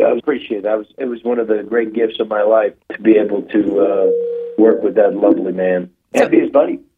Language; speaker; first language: English; native; English